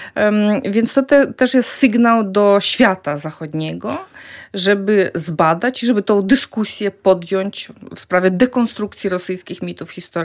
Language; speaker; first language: Polish; non-native, fluent; Ukrainian